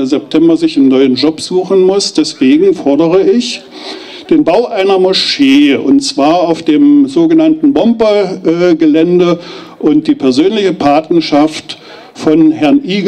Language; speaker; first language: German; native; German